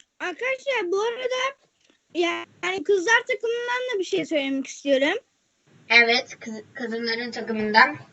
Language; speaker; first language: Turkish; early bilingual, heritage; Turkish